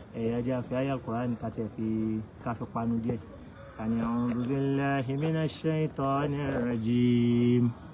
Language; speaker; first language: Yoruba; non-native, local second language; Igbo